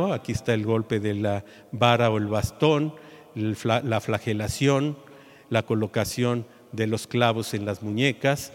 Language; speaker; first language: Spanish; native; Spanish